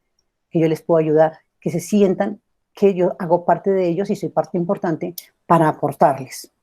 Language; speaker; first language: Spanish; native; Spanish